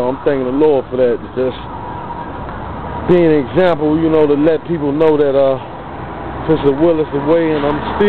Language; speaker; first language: English; native; English